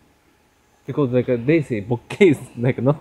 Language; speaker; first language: English; non-native, learner; Japanese